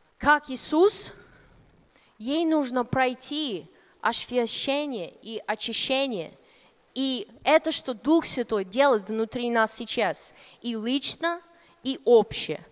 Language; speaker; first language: Russian; non-native, fluent; English